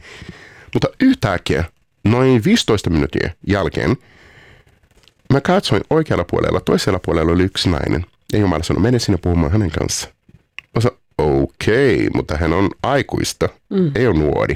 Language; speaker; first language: Finnish; non-native, fluent; Portuguese